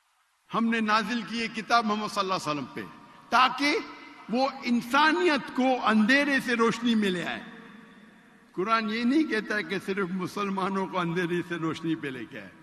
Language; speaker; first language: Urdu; non-native, local second language; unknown